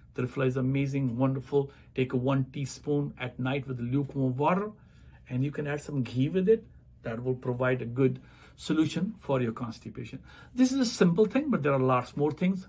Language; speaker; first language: English; non-native, local second language; Punjabi